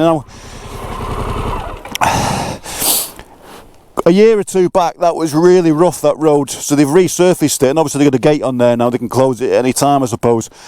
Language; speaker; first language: English; native; English